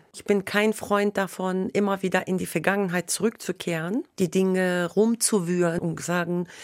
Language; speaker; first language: German; non-native, fluent; Persian